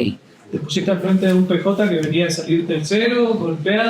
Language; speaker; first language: Spanish; native; Spanish